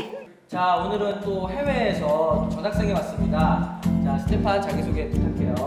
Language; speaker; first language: Korean; native; Korean